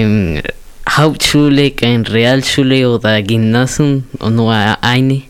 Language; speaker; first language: German; early bilingual, other home language; Spanish